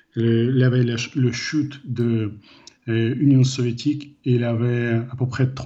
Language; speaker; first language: French; non-native, learner; Ukrainian